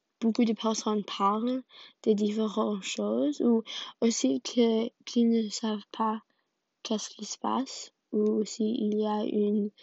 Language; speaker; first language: French; non-native, learner; English